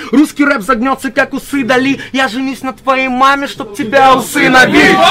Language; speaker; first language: Russian; early bilingual, heritage; Russian